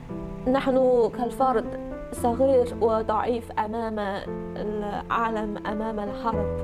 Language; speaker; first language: Arabic; non-native, learner; Chinese